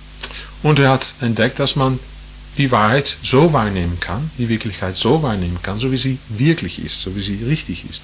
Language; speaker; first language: German; non-native, fluent; English